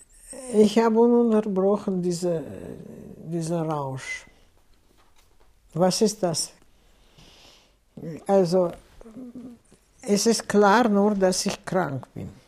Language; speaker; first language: German; non-native, fluent; Russian